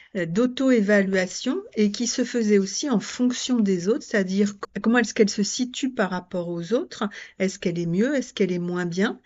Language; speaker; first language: French; native; French